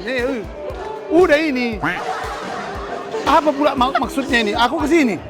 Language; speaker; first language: Indonesian; native; Indonesian